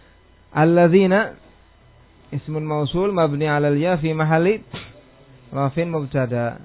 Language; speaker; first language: Arabic; non-native, fluent; Indonesian